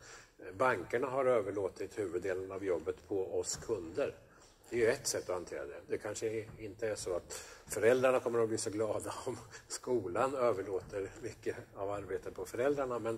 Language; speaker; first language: Swedish; native; Swedish